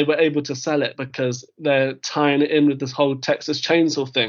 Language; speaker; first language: English; native; English